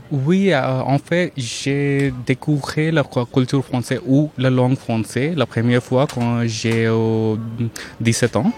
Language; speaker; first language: French; non-native, learner; Hindi